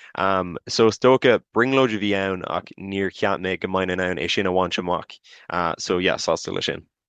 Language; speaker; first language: Irish; non-native, local second language; English